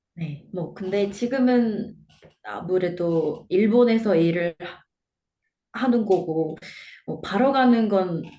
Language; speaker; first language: Korean; non-native, fluent; Japanese